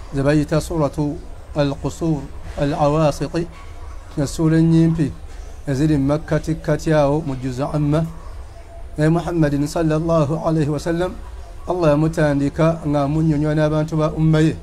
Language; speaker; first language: Arabic; non-native, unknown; Ganda